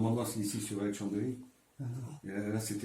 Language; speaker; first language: French; native; French